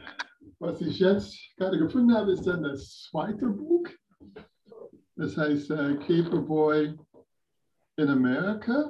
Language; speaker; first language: German; non-native, fluent; English